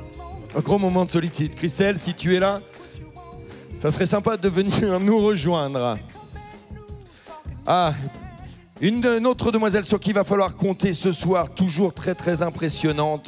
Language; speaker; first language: French; native; French